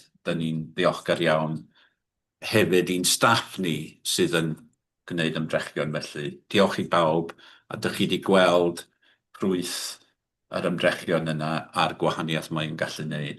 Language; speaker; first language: Welsh; native; Welsh